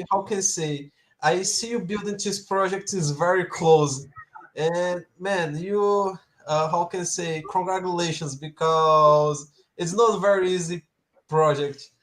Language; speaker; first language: English; non-native, learner; Portuguese